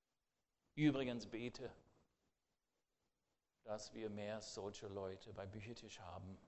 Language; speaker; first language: German; non-native, fluent; English